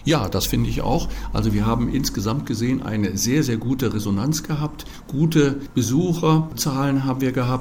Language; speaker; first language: German; native; German